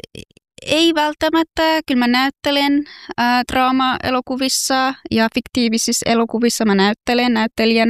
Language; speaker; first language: Finnish; non-native, fluent; Persian